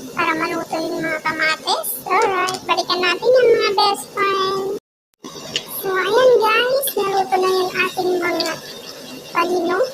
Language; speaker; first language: Filipino; non-native, local second language; Maguindanaon